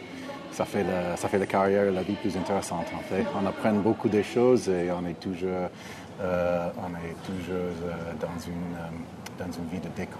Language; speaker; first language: French; non-native, fluent; English